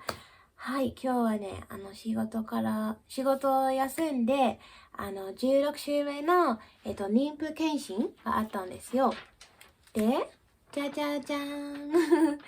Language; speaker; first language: Japanese; early bilingual, heritage; Japanese